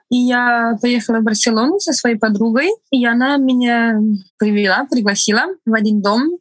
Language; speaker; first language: Russian; non-native, fluent; Estonian